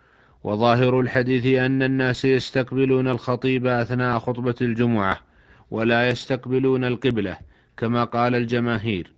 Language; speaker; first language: Arabic; native; Arabic